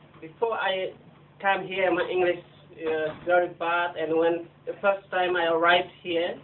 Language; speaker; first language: English; non-native, learner; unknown